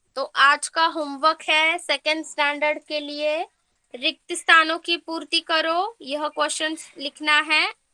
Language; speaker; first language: Hindi; non-native, local second language; Marathi